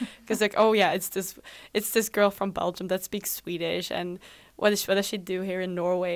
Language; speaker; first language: English; non-native, fluent; Dutch